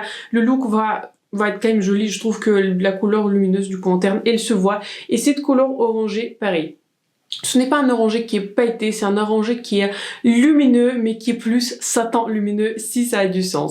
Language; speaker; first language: French; native; French